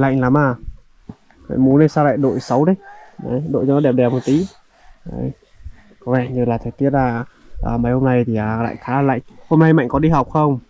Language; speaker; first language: Vietnamese; native; Vietnamese